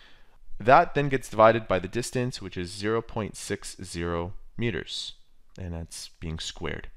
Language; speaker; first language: English; native; English